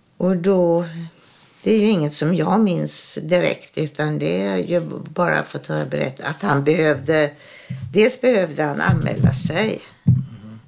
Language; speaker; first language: Swedish; early bilingual, other home language; German